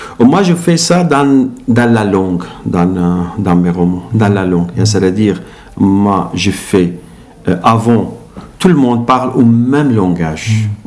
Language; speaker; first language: French; non-native, learner; Arabic